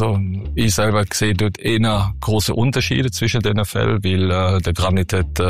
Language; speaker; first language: German; native; German